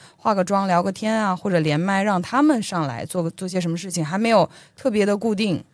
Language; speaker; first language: Chinese; native; Chinese